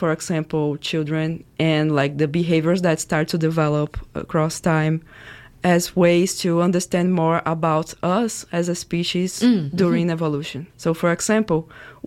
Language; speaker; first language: English; non-native, fluent; Portuguese